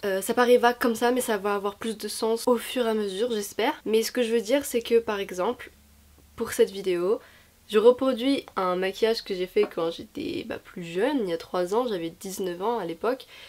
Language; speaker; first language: French; native; French